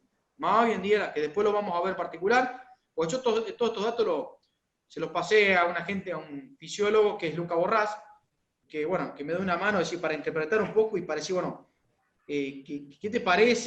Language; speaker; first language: Spanish; native; Spanish